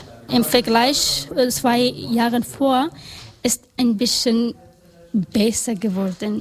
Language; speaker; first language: German; non-native, learner; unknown